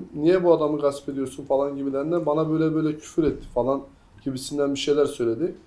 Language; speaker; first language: Turkish; native; Turkish